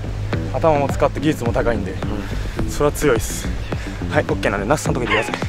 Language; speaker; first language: Japanese; native; Japanese